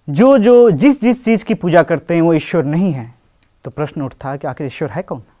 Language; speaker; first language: Hindi; native; Hindi